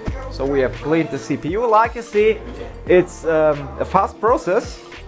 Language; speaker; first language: English; non-native, fluent; German